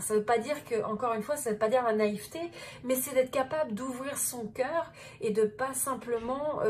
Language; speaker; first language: French; native; French